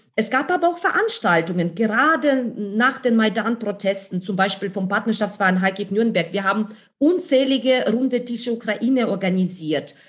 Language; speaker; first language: German; non-native, fluent; Russian